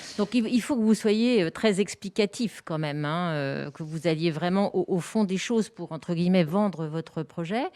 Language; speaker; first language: French; native; French